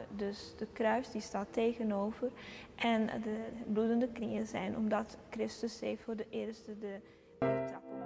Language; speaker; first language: Dutch; early bilingual, heritage; Italian